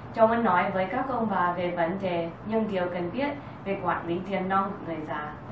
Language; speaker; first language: Vietnamese; early bilingual, heritage; Vietnamese